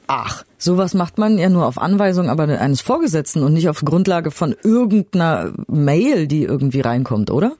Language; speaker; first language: German; native; German